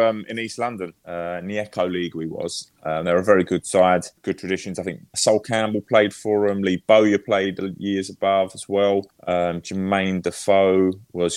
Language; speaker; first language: English; native; English